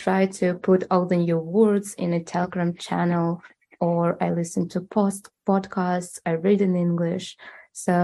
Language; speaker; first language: English; non-native, fluent; Russian